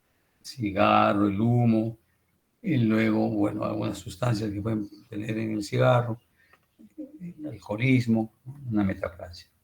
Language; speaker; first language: Spanish; native; Spanish